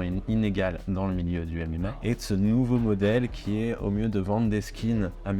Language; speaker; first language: French; native; French